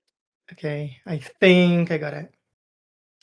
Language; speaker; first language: English; native; English